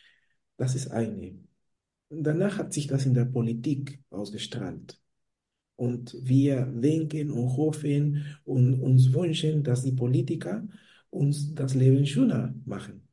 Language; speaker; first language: German; non-native, fluent; Spanish